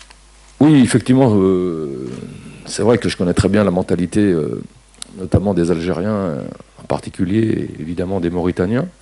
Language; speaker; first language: French; native; French